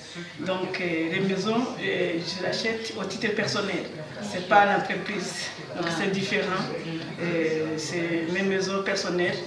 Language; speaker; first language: French; non-native, local second language; Kinyarwanda